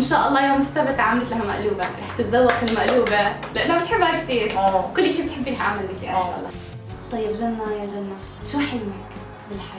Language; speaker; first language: Arabic; native; Arabic